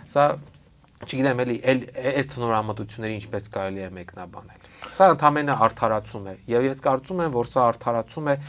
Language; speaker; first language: Armenian; native; Armenian